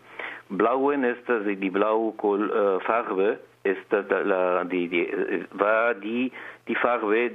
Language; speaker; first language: German; non-native, learner; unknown